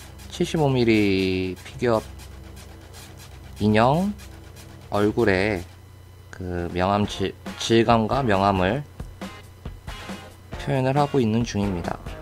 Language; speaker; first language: Korean; native; Korean